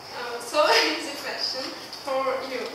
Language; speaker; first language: English; non-native, learner; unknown